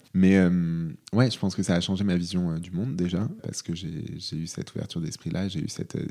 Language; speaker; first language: French; native; French